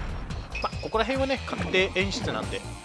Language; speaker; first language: Japanese; native; Japanese